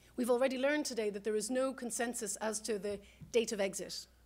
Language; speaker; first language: English; native; English